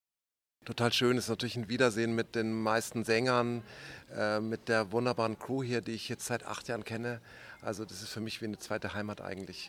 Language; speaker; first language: German; native; German